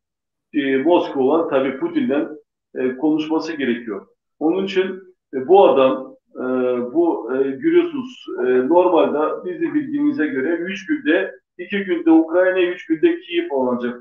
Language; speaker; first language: Turkish; non-native, local second language; Gagauz